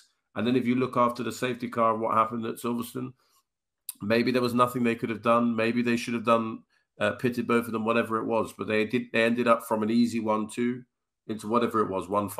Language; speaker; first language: English; native; English